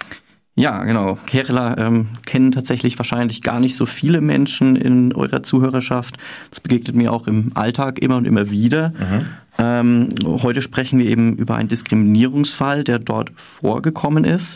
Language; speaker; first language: German; native; German